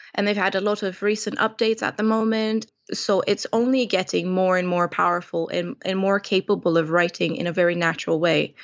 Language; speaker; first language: English; non-native, fluent; Romanian